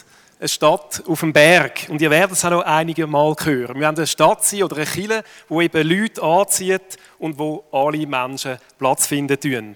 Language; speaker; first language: German; native; German